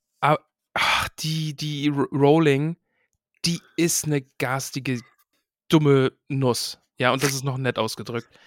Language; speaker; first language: German; native; German